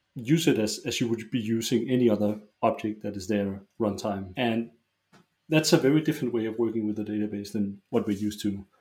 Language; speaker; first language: English; non-native, fluent; Danish